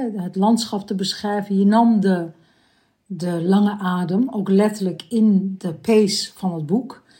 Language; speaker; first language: Dutch; early bilingual, other home language; Turkish